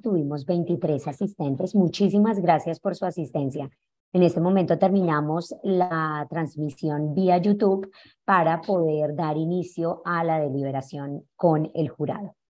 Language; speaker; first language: Spanish; native; Spanish